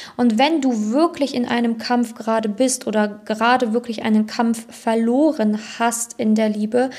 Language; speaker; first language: German; native; German